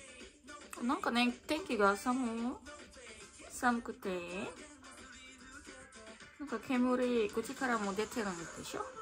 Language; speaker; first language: Japanese; non-native, learner; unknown